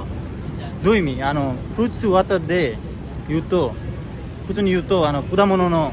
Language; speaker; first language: Japanese; non-native, learner; Nepali